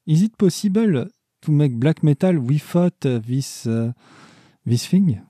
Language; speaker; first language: English; non-native, learner; French